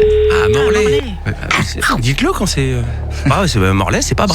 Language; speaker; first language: French; native; French